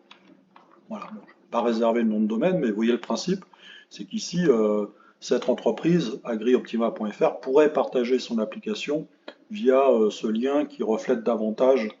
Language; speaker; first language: French; native; French